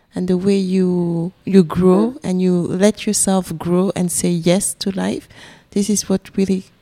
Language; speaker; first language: English; non-native, fluent; French